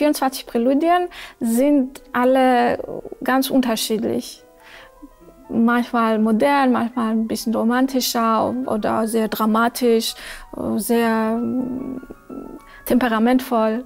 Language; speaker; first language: German; non-native, fluent; Georgian